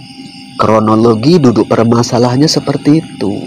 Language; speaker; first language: Indonesian; native; Indonesian